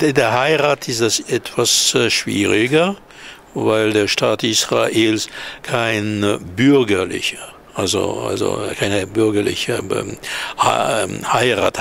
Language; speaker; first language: German; non-native, fluent; Hebrew